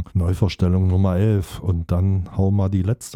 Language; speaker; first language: German; native; German